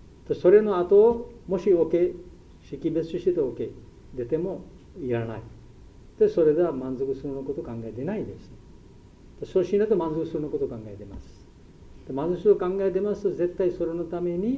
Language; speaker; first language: Japanese; non-native, learner; Bangla